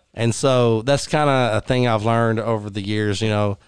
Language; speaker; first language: English; native; English